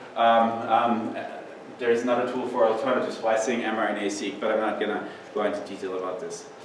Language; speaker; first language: English; non-native, fluent; German